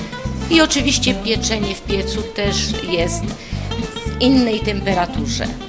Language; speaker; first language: Polish; non-native, fluent; Italian